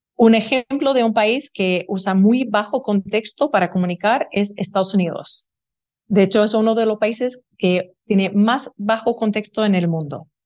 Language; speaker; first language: Spanish; early bilingual, heritage; Spanish